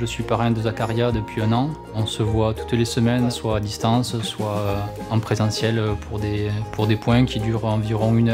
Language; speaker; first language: French; native; French